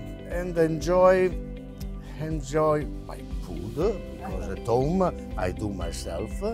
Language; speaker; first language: English; non-native, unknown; Italian